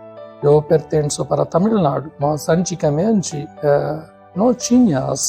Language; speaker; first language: Portuguese; non-native, fluent; Tamil